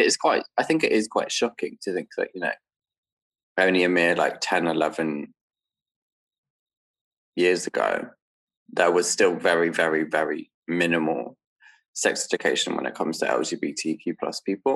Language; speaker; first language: English; native; English